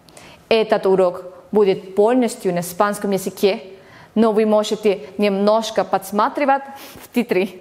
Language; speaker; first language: Russian; non-native, fluent; Spanish